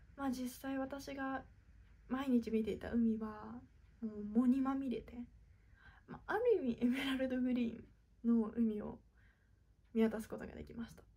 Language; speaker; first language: Japanese; native; Japanese